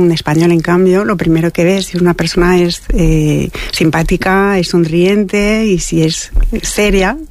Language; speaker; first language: Spanish; non-native, fluent; French